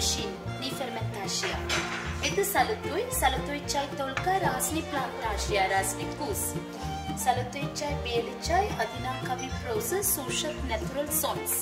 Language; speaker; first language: Russian; non-native, learner; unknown